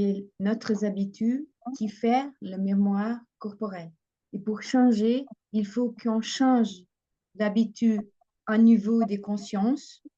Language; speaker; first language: French; non-native, fluent; Portuguese